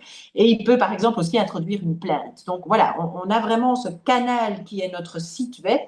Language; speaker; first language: French; native; French